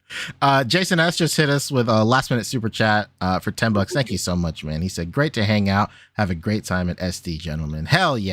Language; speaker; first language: English; native; English